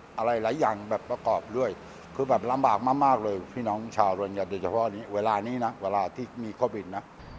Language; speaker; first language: Thai; non-native, fluent; Rohingya